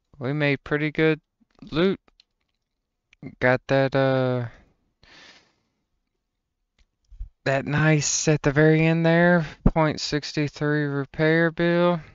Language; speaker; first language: English; native; English